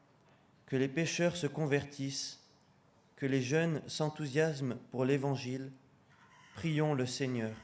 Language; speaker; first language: French; native; French